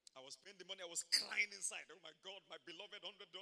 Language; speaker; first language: English; non-native, local second language; Yoruba